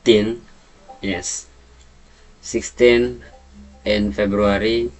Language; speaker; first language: English; non-native, learner; Indonesian